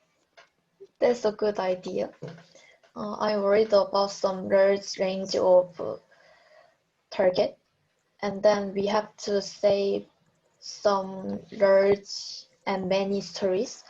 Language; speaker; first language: English; non-native, learner; Korean